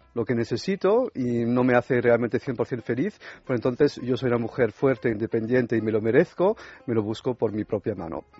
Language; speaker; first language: Spanish; non-native, fluent; French